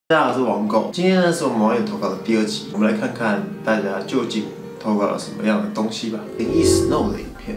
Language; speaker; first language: Chinese; native; Chinese